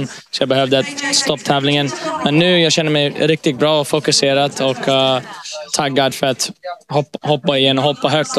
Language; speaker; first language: Swedish; early bilingual, heritage; English